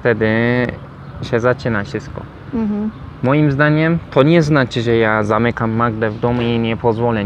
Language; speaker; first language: Polish; non-native, learner; Turkish